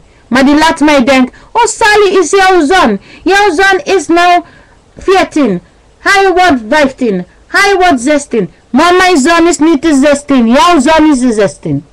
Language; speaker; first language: Dutch; non-native, learner; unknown